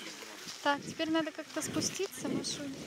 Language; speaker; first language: Russian; native; Russian